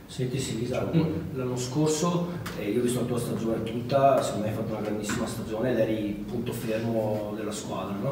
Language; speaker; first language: Italian; native; Italian